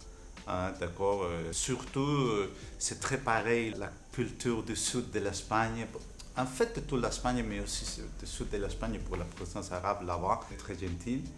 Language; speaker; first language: French; non-native, fluent; Spanish